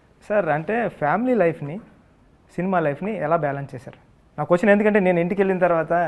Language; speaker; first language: Telugu; native; Telugu